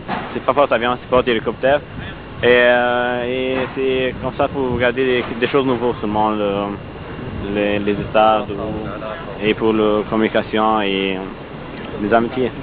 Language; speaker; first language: French; non-native, learner; Arabic